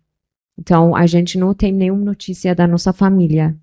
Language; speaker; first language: Portuguese; non-native, local second language; Persian